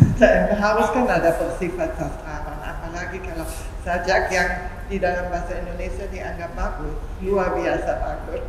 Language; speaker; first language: Indonesian; non-native, fluent; German